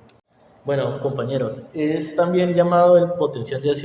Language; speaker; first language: Spanish; native; Spanish